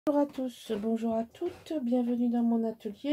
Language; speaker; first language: French; native; French